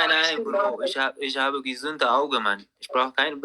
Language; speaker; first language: German; non-native, learner; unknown